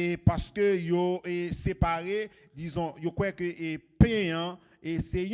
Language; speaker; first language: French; non-native, local second language; Haitian Creole